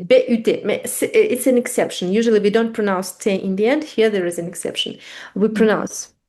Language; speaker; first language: English; non-native, fluent; Russian